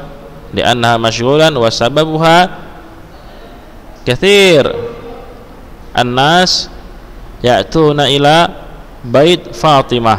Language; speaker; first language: Arabic; non-native, fluent; Indonesian